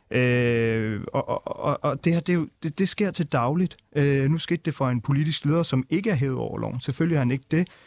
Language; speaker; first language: Danish; early bilingual, other home language; Punjabi